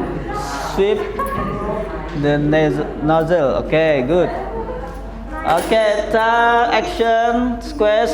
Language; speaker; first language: English; non-native, learner; Indonesian